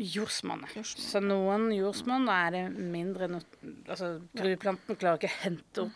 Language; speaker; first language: Norwegian; native; Norwegian